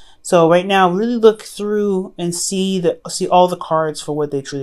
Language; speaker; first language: English; native; English